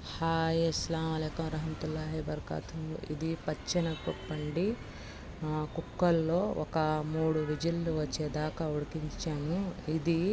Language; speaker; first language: Telugu; non-native, local second language; Urdu